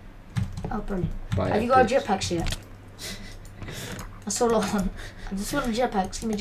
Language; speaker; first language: English; native; English